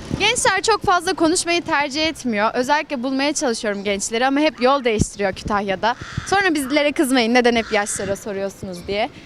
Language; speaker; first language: Turkish; native; Turkish